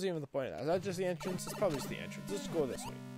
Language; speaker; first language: English; native; English